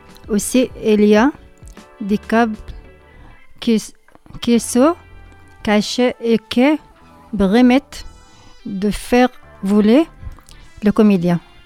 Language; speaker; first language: French; non-native, learner; Arabic